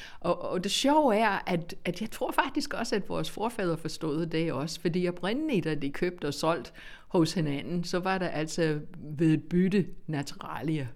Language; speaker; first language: Danish; non-native, fluent; English